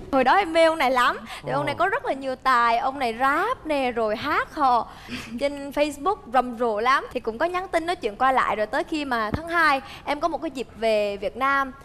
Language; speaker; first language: Vietnamese; early bilingual, heritage; Vietnamese